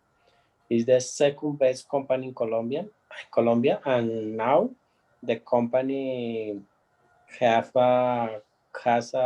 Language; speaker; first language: English; non-native, learner; Spanish